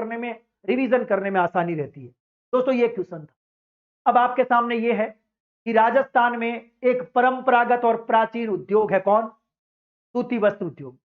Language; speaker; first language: Hindi; native; Hindi